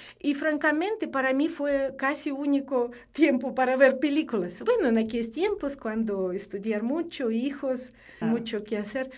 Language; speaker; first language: Spanish; non-native, fluent; Russian